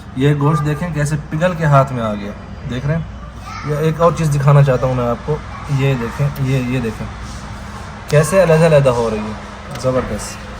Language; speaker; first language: Urdu; native; Urdu